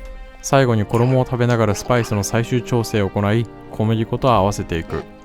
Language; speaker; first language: Japanese; native; Japanese